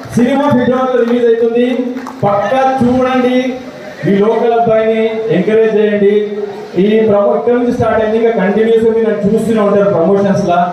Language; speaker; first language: Telugu; early bilingual, heritage; Telugu